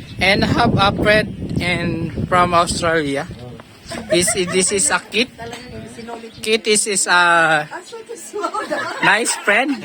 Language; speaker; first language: English; non-native, learner; Filipino